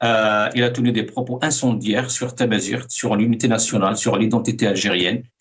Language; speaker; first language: French; non-native, local second language; Arabic